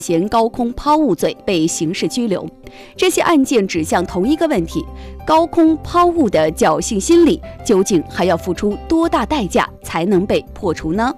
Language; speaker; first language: Chinese; native; Chinese